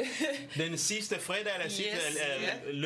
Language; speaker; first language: Danish; non-native, fluent; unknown